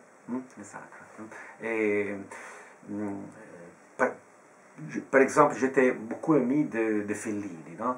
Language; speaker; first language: French; non-native, fluent; Italian